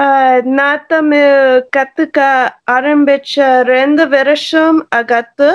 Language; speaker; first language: Tamil; non-native, learner; English